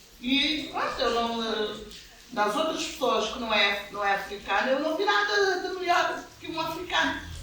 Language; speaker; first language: Portuguese; non-native, local second language; Kabuverdianu